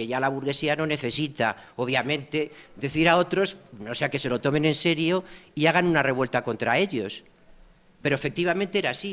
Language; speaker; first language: Spanish; native; Spanish